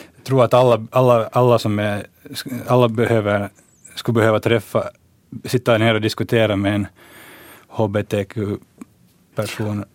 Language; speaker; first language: Swedish; native; Swedish